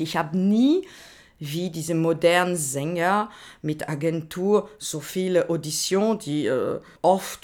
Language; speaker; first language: German; non-native, learner; French